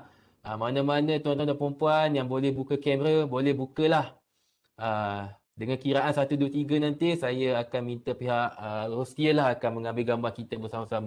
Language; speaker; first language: Malay; native; Malay